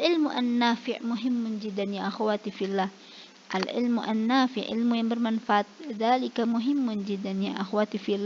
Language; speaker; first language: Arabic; non-native, fluent; Indonesian